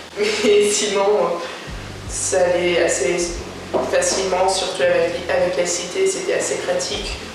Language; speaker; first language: French; non-native, local second language; Luxembourgish